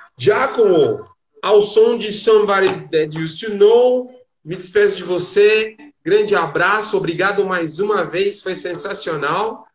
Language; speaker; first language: Portuguese; native; Portuguese